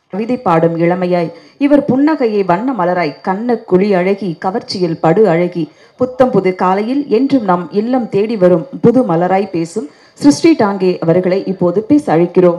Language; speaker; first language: Tamil; native; Tamil